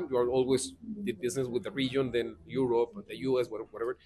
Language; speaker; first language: English; non-native, fluent; Spanish